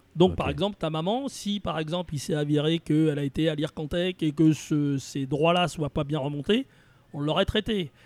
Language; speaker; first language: French; native; French